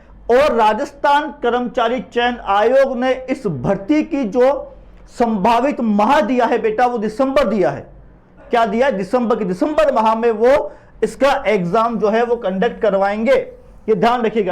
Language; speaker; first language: Hindi; native; Hindi